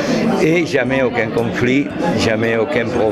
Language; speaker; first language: French; non-native, fluent; Catalan